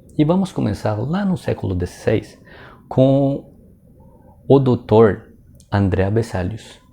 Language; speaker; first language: Portuguese; non-native, fluent; Spanish